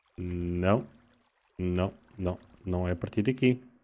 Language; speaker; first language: Portuguese; native; Portuguese